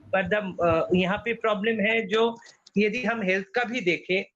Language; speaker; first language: Hindi; non-native, local second language; Bangla